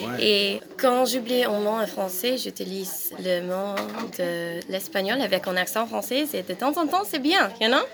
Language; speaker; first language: French; non-native, learner; English